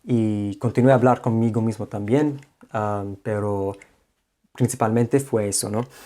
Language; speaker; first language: Spanish; non-native, fluent; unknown